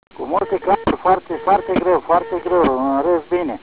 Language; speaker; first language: Russian; non-native, local second language; Romanian